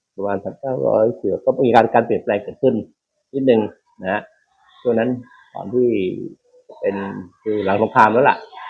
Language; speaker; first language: Thai; native; Thai